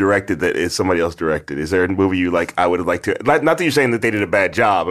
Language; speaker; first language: English; native; English